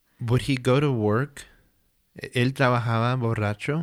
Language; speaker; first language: Spanish; early bilingual, heritage; Spanish